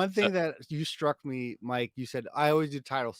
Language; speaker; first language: English; native; English